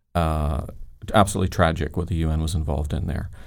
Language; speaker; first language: English; native; English